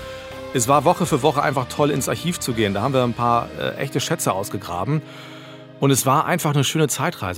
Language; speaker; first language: German; native; German